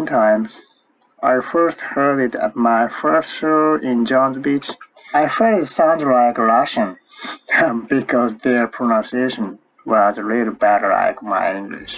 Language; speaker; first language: English; non-native, learner; Japanese